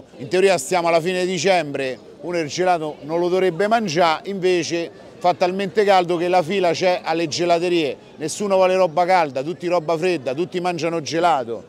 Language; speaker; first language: Italian; native; Italian